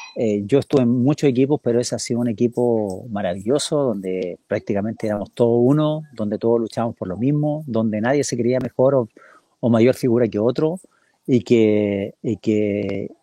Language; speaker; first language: Spanish; native; Spanish